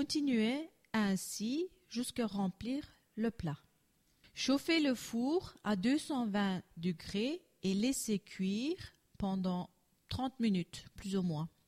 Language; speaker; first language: French; non-native, learner; Turkish